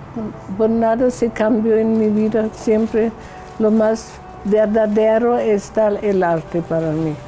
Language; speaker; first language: Spanish; non-native, fluent; German